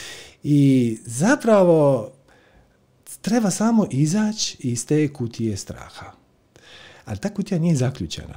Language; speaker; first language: Croatian; native; Croatian